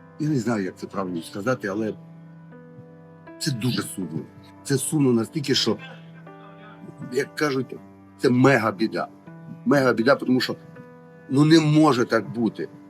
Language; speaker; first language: Ukrainian; native; Ukrainian